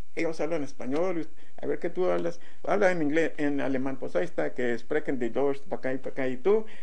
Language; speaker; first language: Spanish; early bilingual, heritage; Spanish